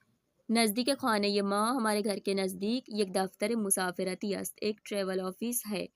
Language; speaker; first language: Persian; non-native, fluent; Urdu